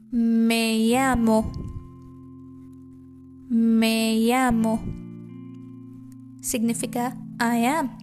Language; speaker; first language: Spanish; non-native, learner; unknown